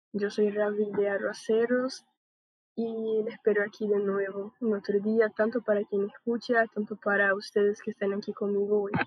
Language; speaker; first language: Spanish; non-native, learner; Portuguese